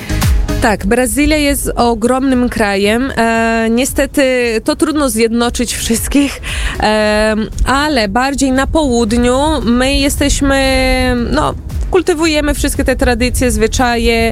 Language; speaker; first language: Polish; early bilingual, heritage; Portuguese